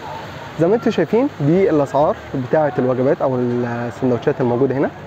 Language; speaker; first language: Arabic; native; Arabic